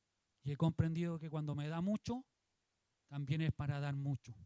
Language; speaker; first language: Spanish; native; Spanish